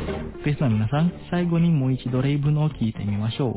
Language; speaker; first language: Japanese; non-native, fluent; Indonesian